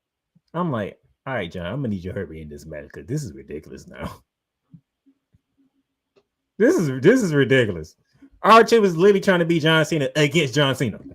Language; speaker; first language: English; native; English